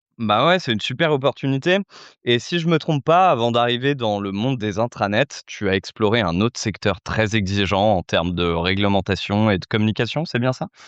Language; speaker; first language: French; native; French